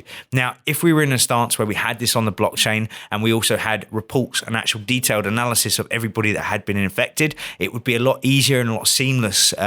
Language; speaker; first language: English; native; English